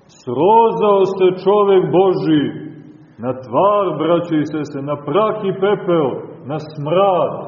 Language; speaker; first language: Serbian; native; Serbian